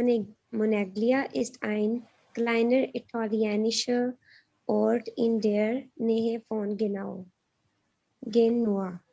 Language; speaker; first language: German; non-native, learner; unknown